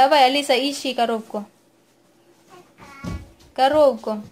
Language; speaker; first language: Russian; non-native, learner; Filipino